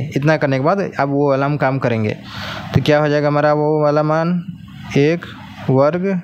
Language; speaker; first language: Hindi; native; Hindi